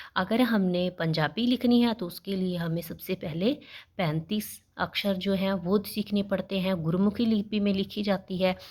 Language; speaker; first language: Hindi; non-native, local second language; Punjabi